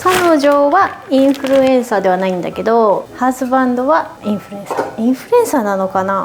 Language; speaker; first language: Japanese; native; Japanese